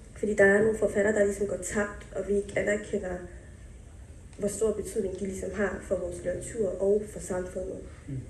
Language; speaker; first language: Danish; early bilingual, other home language; Somali